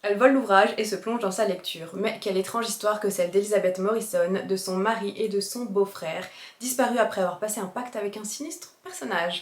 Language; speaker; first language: French; native; French